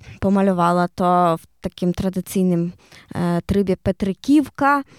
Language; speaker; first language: Polish; non-native, learner; Ukrainian